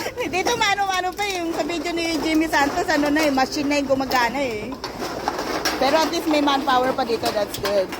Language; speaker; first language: Filipino; native; Filipino